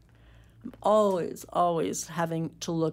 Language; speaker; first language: English; native; English